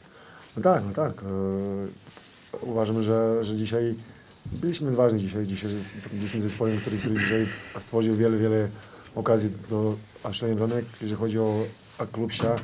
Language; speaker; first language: Polish; non-native, fluent; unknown